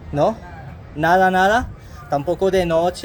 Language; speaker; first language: Spanish; non-native, learner; French